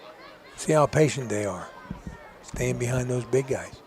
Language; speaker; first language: English; native; English